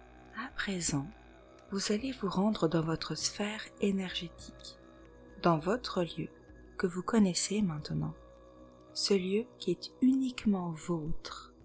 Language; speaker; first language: French; native; French